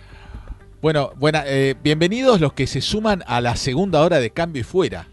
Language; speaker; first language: Spanish; native; Spanish